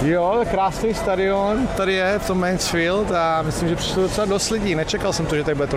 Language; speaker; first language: Czech; native; Czech